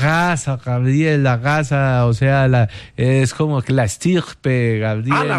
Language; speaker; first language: Spanish; native; Spanish